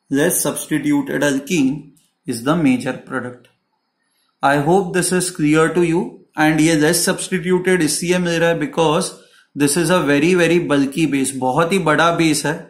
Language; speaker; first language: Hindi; non-native, local second language; Marathi